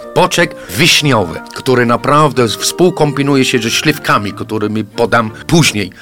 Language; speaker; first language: Polish; non-native, fluent; English